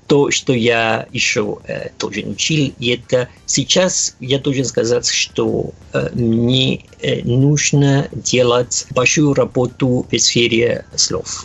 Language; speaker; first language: Russian; non-native, learner; Spanish